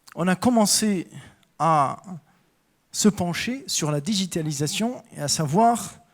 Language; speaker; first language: French; non-native, local second language; Arabic